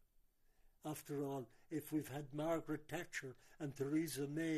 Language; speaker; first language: English; native; English